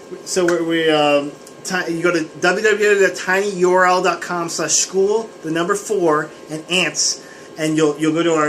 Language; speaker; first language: English; native; English